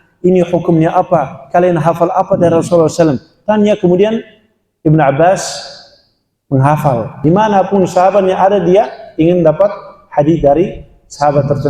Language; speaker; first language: Indonesian; non-native, fluent; Dutch